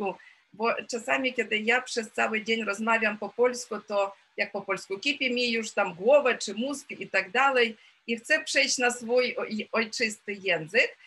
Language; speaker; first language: Polish; non-native, fluent; Ukrainian